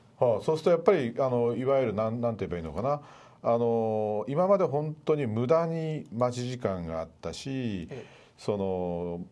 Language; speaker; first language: Japanese; native; Japanese